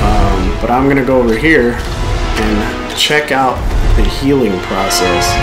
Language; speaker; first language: English; native; English